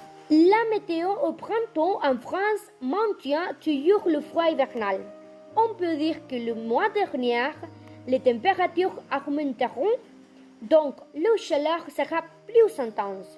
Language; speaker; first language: French; non-native, learner; Spanish